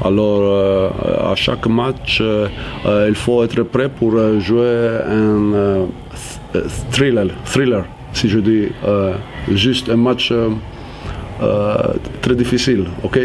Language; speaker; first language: French; non-native, fluent; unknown